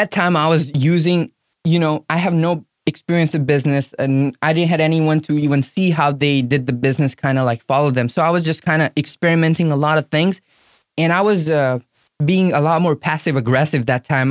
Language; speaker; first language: English; non-native, local second language; Gujarati